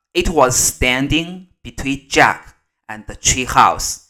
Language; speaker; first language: English; non-native, fluent; Chinese